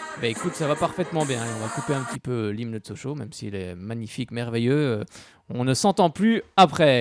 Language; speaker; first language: French; native; French